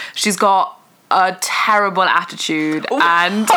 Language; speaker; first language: English; early bilingual, other home language; Persian